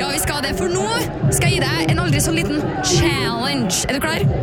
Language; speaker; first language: Norwegian; native; Norwegian